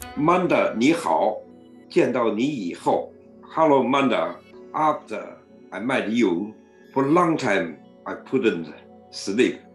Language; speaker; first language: English; non-native, learner; Chinese